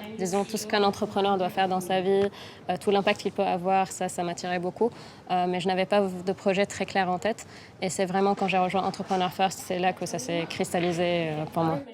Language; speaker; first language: French; non-native, local second language; Arabic